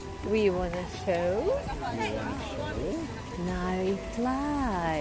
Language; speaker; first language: English; non-native, learner; Italian